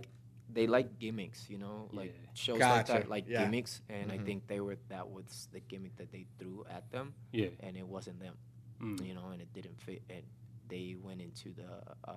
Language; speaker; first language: English; non-native, fluent; Spanish